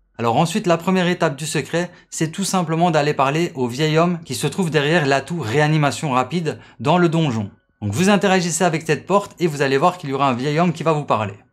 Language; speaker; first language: French; native; French